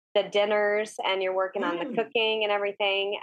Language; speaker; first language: English; native; English